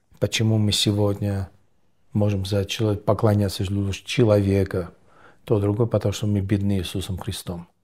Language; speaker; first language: Russian; non-native, local second language; Georgian